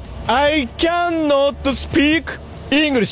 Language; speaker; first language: English; non-native, learner; Japanese